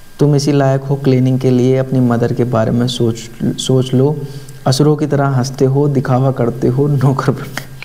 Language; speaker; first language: Hindi; native; Hindi